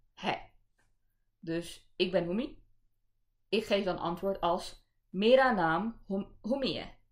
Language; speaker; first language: Dutch; early bilingual, other home language; Urdu